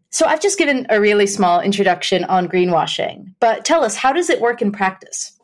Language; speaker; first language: English; native; English